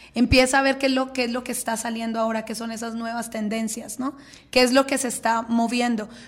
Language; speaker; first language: Spanish; native; Spanish